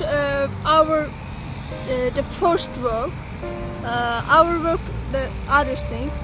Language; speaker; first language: English; non-native, learner; Azerbaijani